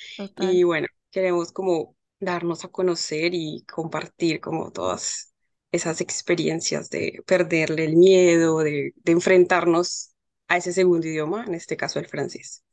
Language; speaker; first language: Spanish; native; Spanish